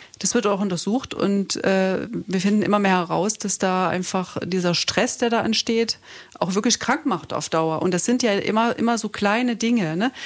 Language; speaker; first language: German; native; German